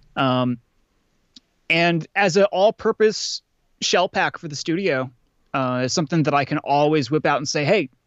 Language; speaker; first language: English; native; English